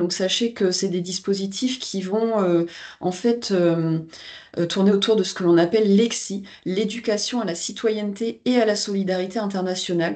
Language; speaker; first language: French; native; French